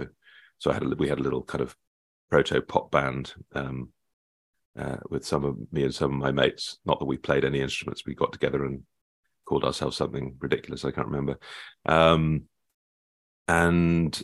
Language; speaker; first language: English; native; English